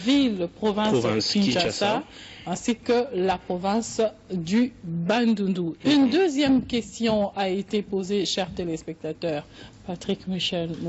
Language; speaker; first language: French; non-native, local second language; Lingala